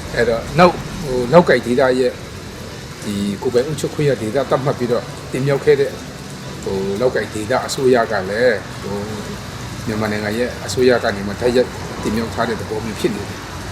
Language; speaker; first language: Burmese; non-native, local second language; Kachin